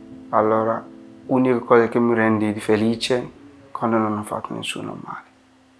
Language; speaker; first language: Italian; non-native, fluent; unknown